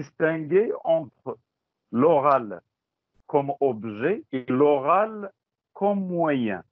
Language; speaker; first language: French; non-native, local second language; Tachelhit